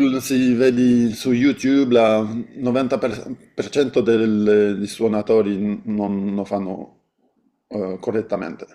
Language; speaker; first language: Italian; non-native, fluent; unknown